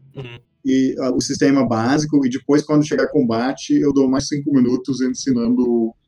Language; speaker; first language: Portuguese; non-native, fluent; English